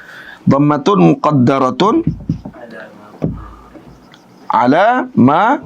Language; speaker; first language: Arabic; non-native, fluent; Malay